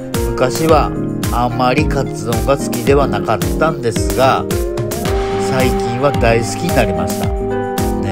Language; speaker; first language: Japanese; native; Japanese